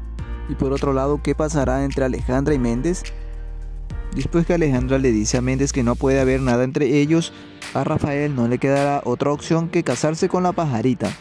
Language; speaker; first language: Spanish; native; Spanish